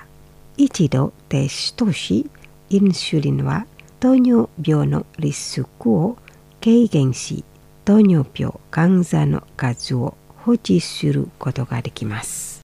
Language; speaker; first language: Japanese; non-native, fluent; Indonesian